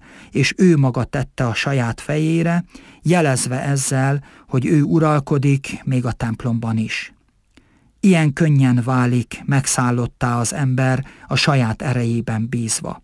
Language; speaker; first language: Hungarian; native; Hungarian